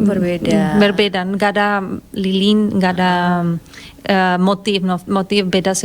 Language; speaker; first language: Indonesian; non-native, fluent; Spanish